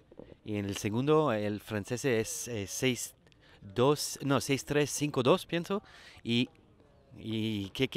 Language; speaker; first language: Spanish; non-native, learner; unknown